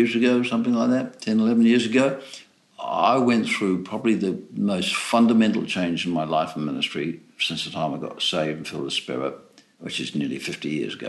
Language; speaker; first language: English; native; English